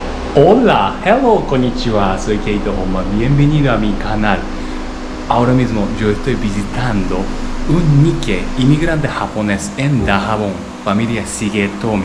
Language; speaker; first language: Spanish; non-native, learner; Japanese